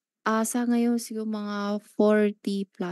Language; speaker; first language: Filipino; non-native, learner; Chinese